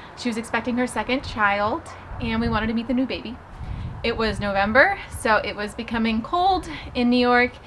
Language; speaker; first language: English; native; English